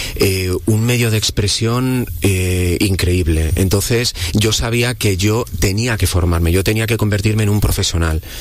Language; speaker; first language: Spanish; native; Spanish